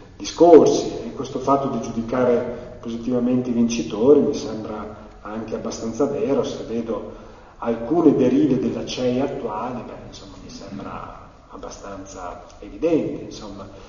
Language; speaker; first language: Italian; native; Italian